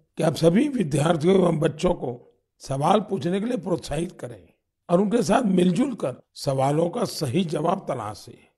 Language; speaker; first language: Hindi; non-native, local second language; Gujarati